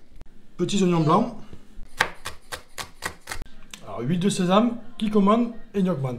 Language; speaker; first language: French; native; French